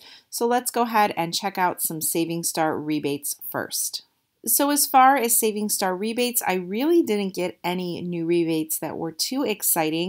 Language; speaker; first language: English; native; English